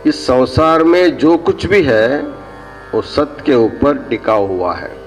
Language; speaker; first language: Hindi; non-native, local second language; Kannada